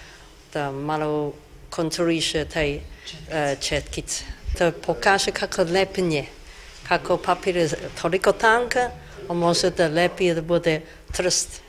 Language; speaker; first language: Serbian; non-native, learner; Chinese